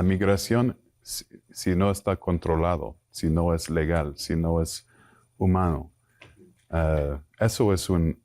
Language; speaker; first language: Spanish; non-native, fluent; English